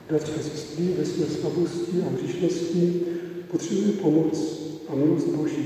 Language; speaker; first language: Czech; native; Czech